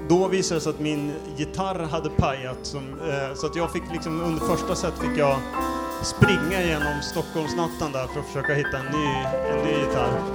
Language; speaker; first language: Swedish; native; Swedish